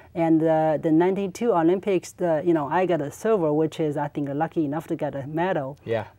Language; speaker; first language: English; non-native, learner; Chinese